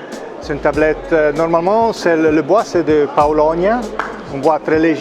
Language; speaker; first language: French; non-native, local second language; Italian